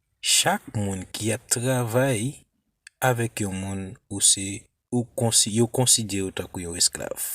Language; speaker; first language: Haitian Creole; native; Haitian Creole